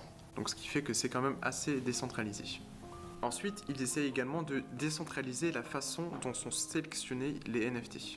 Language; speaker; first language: French; native; French